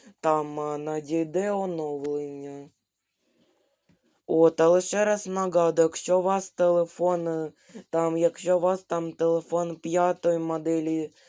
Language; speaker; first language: Ukrainian; non-native, local second language; Russian